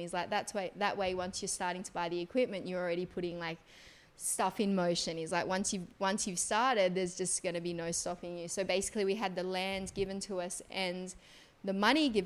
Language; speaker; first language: English; native; English